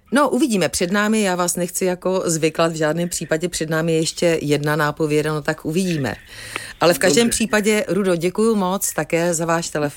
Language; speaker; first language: Czech; native; Czech